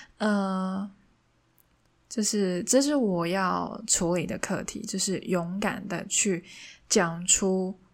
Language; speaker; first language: Chinese; non-native, local second language; Cantonese